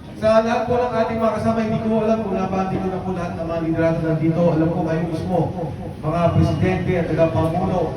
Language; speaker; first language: Filipino; native; Filipino